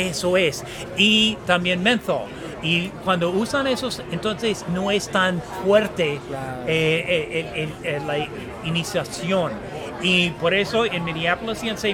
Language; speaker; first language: Spanish; non-native, fluent; English